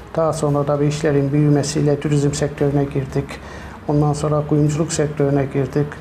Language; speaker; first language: Turkish; native; Turkish